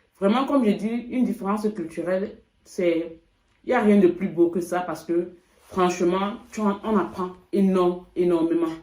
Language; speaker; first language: French; native; French